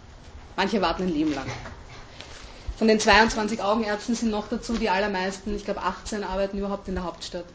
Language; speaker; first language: German; native; German